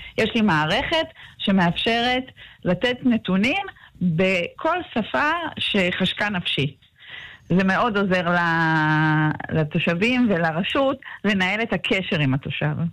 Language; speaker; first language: Hebrew; native; Hebrew